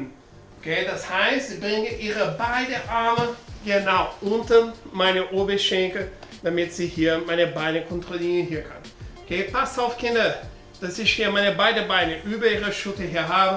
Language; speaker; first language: German; non-native, learner; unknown